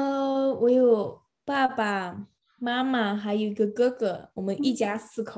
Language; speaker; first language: Chinese; early bilingual, other home language; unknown